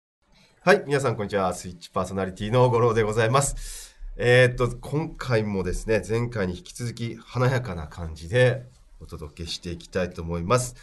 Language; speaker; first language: Japanese; native; Japanese